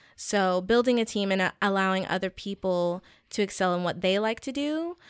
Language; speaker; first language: English; native; English